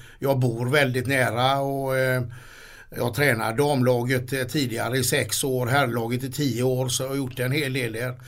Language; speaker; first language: Swedish; native; Swedish